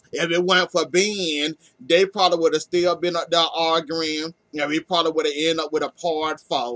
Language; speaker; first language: English; native; English